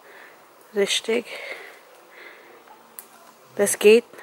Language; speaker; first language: German; non-native, learner; Filipino